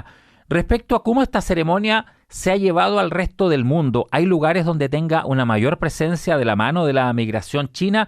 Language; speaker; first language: Spanish; native; Spanish